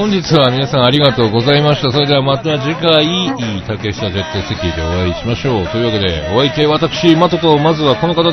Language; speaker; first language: Japanese; native; Japanese